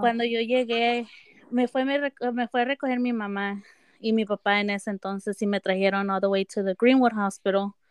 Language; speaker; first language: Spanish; early bilingual, heritage; Spanish